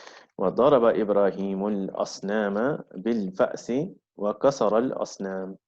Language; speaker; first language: Arabic; non-native, fluent; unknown